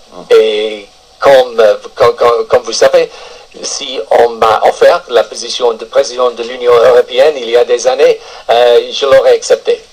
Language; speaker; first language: French; non-native, fluent; English